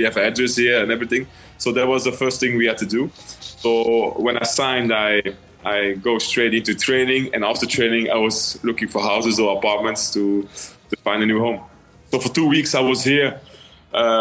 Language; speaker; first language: English; non-native, fluent; Dutch